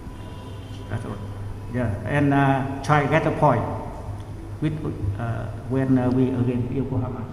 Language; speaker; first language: English; non-native, learner; Vietnamese